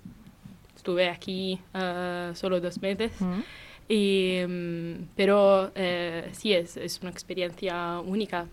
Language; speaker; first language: Spanish; non-native, fluent; Italian